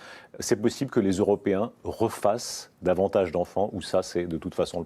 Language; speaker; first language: French; native; French